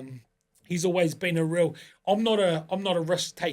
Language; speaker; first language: English; native; English